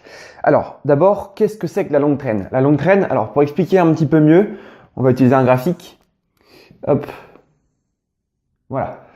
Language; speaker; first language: French; native; French